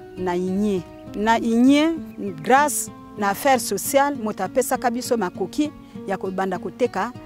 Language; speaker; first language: Lingala; native; Lingala